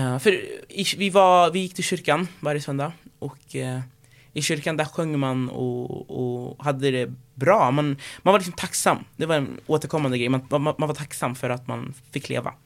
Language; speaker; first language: Swedish; early bilingual, other home language; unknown